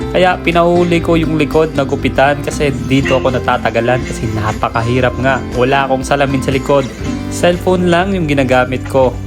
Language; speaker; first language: Filipino; non-native, local second language; Hiligaynon